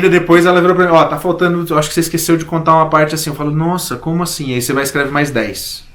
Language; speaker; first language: Portuguese; native; Portuguese